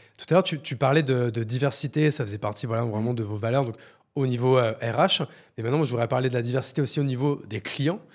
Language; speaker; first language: French; native; French